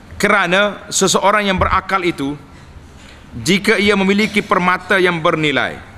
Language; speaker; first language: Malay; native; Malay